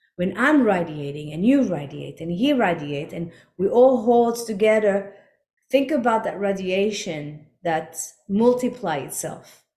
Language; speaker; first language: English; non-native, fluent; Hebrew